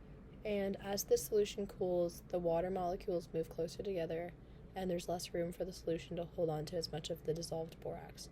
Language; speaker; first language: English; native; English